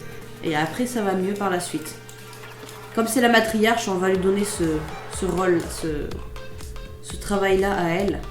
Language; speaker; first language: French; native; French